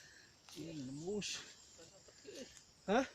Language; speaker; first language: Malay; non-native, local second language; Sundanese